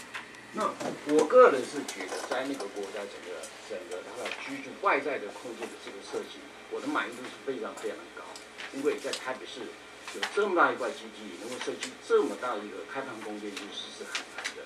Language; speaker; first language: Chinese; native; Chinese